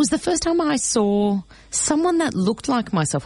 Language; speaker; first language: English; early bilingual, other home language; Greek